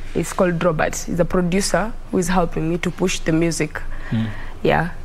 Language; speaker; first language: English; non-native, local second language; Luo (Kenya and Tanzania)